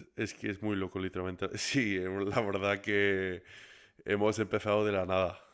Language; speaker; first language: Spanish; early bilingual, other home language; English